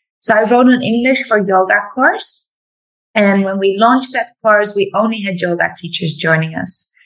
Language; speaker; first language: English; non-native, fluent; Dutch